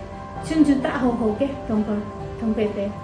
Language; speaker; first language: Cantonese; non-native, fluent; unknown